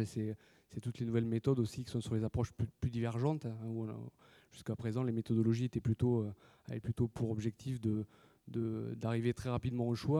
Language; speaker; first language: French; native; French